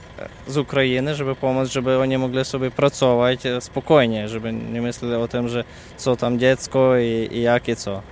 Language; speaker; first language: Polish; non-native, learner; Ukrainian